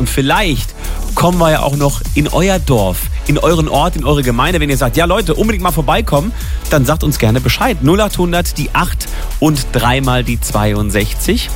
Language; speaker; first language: German; native; German